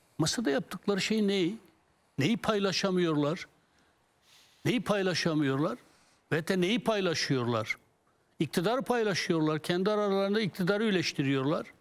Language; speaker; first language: Turkish; non-native, local second language; Kurdish